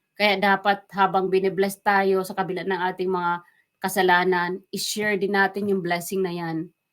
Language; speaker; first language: Filipino; non-native, local second language; Waray